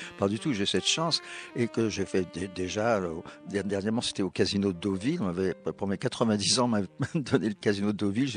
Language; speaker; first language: French; native; French